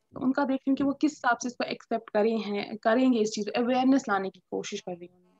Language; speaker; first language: Hindi; native; Hindi